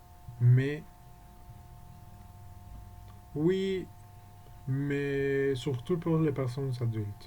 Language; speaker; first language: French; non-native, learner; Spanish